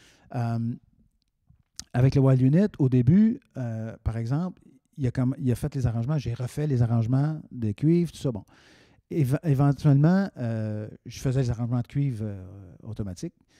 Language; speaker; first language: French; native; French